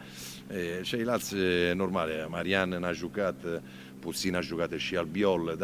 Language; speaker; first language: Romanian; non-native, learner; Italian